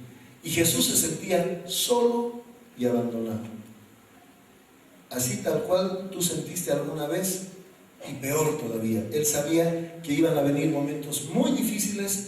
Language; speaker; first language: Spanish; native; Spanish